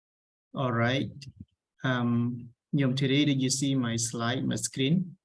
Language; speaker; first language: English; non-native, fluent; Khmer